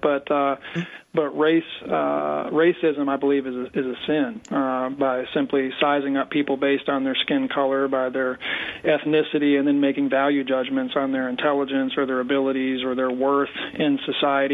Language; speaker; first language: English; native; English